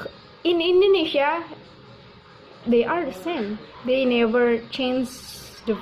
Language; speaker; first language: English; non-native, learner; Indonesian